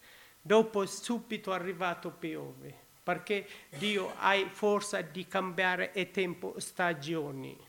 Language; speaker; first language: Italian; non-native, learner; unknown